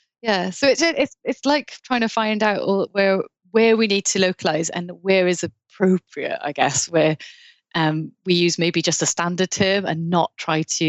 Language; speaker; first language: English; native; English